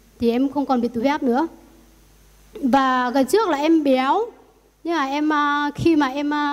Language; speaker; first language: Vietnamese; non-native, local second language; Iu Mien